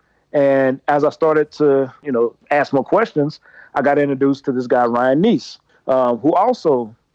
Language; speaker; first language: English; native; English